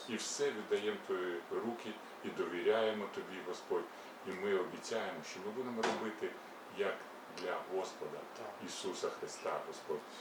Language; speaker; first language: Ukrainian; native; Ukrainian